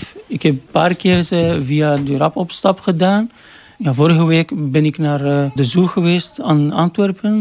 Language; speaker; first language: Dutch; non-native, learner; Arabic